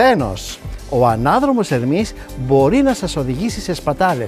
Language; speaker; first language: Greek; native; Greek